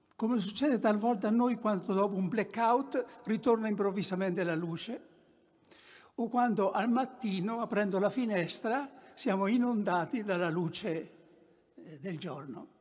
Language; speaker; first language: Italian; native; Italian